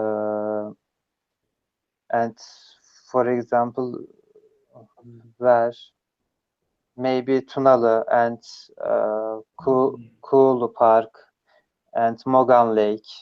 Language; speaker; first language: English; non-native, learner; Turkish